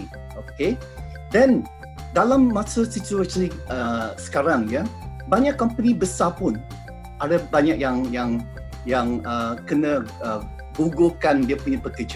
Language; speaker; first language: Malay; non-native, local second language; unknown